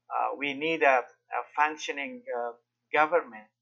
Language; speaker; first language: English; non-native, fluent; Persian